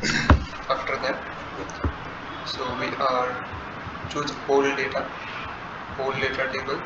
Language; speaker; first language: English; non-native, learner; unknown